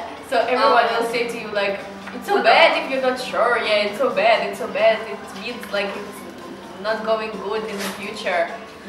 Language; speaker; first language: English; non-native, learner; Russian